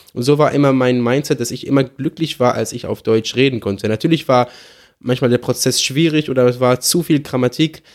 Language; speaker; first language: German; non-native, fluent; Arabic